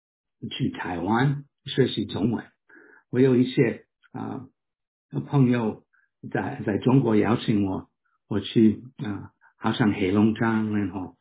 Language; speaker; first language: Chinese; non-native, fluent; English